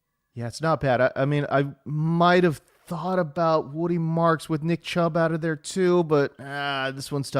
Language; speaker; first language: English; native; English